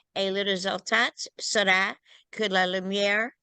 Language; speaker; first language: French; non-native, learner; English